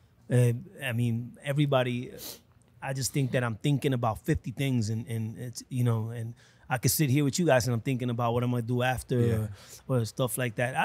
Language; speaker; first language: English; early bilingual, other home language; Spanish